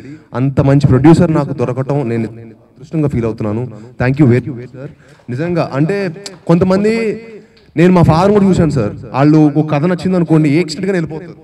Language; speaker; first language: Telugu; native; Telugu